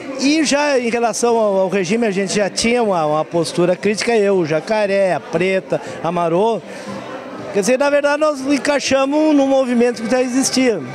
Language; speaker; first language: Portuguese; native; Portuguese